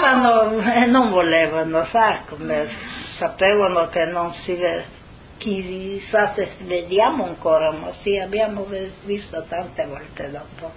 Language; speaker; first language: Italian; non-native, local second language; Slovenian